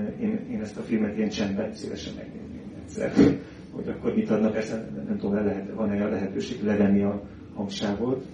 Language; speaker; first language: Hungarian; native; Hungarian